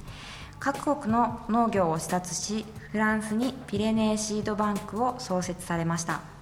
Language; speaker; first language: Japanese; native; Japanese